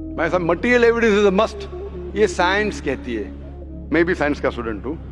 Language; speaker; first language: Hindi; non-native, local second language; Konkani